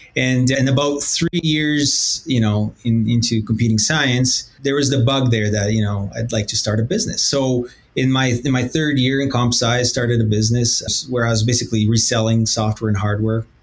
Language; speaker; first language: English; early bilingual, other home language; Portuguese